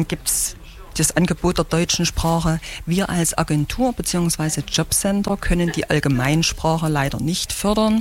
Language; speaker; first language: German; native; German